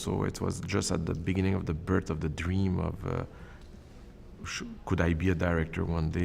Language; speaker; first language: English; non-native, local second language; French